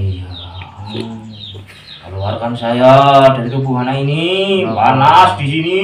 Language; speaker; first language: Indonesian; non-native, local second language; Javanese